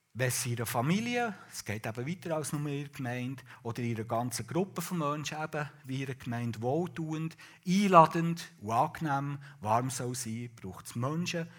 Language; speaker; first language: German; native; German